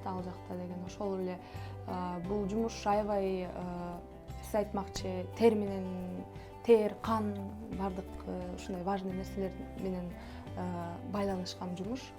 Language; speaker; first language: Kyrgyz; native; Kyrgyz